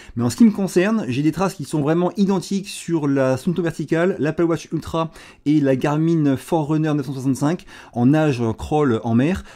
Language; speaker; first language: French; native; French